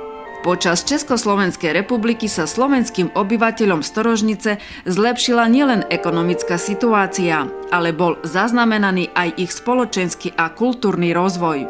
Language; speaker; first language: Slovak; native; Slovak